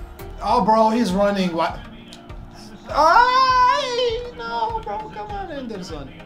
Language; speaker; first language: English; non-native, learner; Arabic